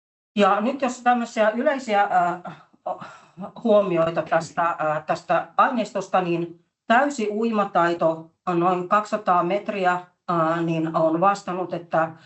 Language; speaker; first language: Finnish; native; Finnish